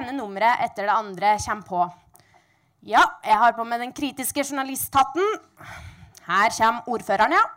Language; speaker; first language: Norwegian; native; Norwegian